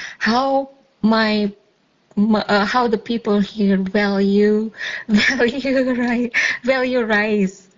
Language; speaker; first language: English; non-native, fluent; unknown